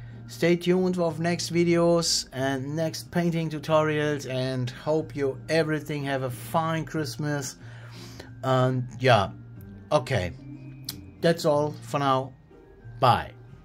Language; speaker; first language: English; non-native, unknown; German